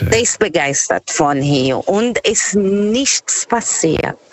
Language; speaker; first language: German; non-native, fluent; Portuguese